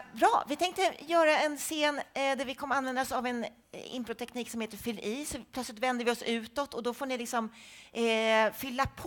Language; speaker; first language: Swedish; native; Swedish